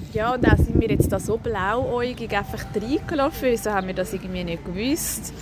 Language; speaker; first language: German; native; German